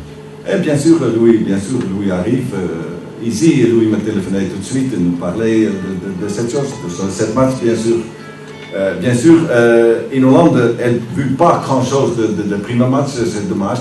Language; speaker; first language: French; non-native, learner; Dutch